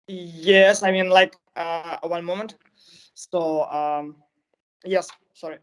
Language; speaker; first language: English; non-native, learner; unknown